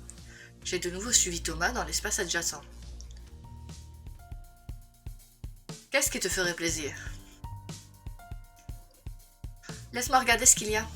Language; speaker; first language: French; native; French